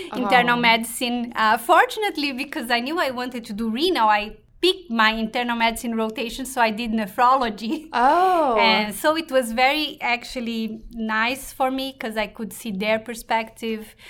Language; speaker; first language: English; non-native, fluent; Portuguese